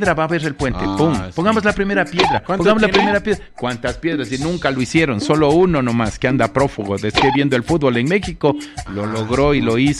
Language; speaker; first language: Spanish; native; Spanish